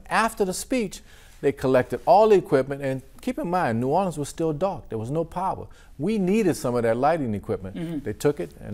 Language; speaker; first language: English; native; English